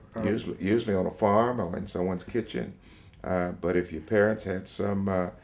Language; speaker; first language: English; native; English